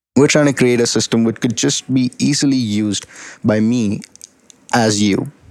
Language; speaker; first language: English; non-native, local second language; Hindi